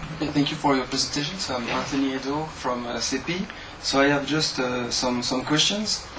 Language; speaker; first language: English; non-native, fluent; French